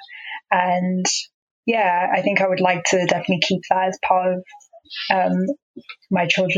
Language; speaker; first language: English; non-native, local second language; Xhosa